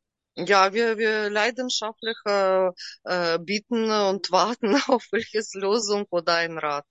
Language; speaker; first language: German; non-native, learner; Russian